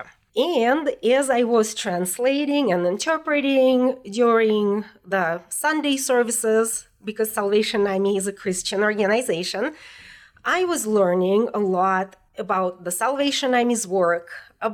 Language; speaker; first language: English; non-native, fluent; Russian